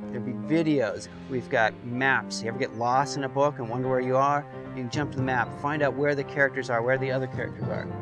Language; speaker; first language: English; native; English